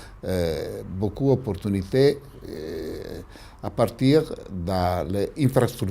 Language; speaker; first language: French; non-native, fluent; Italian